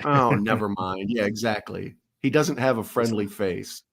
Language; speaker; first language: English; native; English